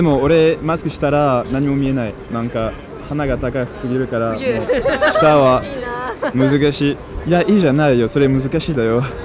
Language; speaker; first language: Japanese; non-native, learner; French